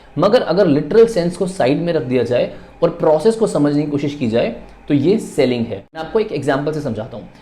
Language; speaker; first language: Hindi; native; Hindi